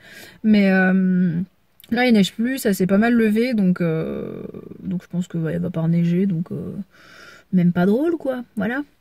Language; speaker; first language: French; native; French